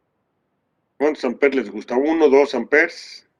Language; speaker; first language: Spanish; native; Spanish